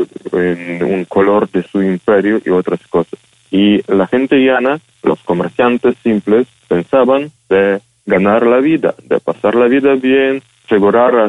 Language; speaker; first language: Spanish; non-native, fluent; Ukrainian